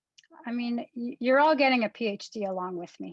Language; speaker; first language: English; native; English